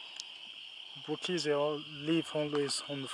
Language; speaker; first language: English; non-native, learner; Malagasy